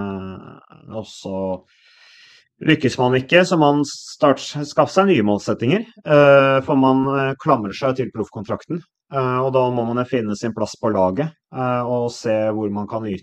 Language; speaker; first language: Norwegian; native; Norwegian